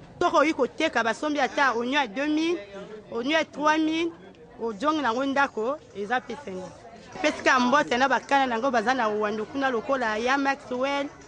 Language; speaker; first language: Lingala; native; Lingala